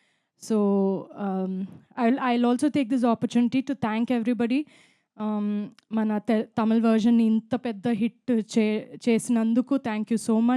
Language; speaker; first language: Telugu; non-native, fluent; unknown